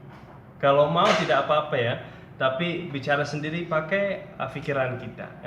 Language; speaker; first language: Indonesian; non-native, fluent; English